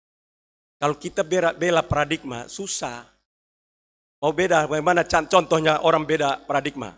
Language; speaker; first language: Indonesian; native; Indonesian